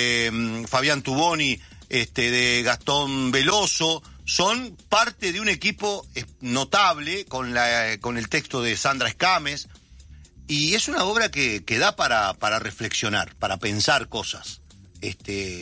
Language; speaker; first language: Spanish; native; Spanish